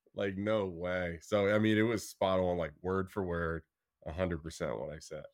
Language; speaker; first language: English; native; English